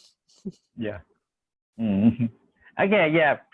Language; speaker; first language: English; non-native, learner; Thai